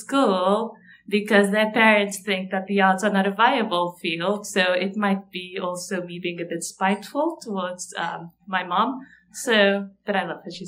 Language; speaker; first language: English; non-native, fluent; Portuguese